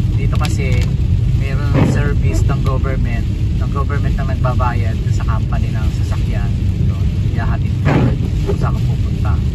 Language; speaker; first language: Filipino; native; Filipino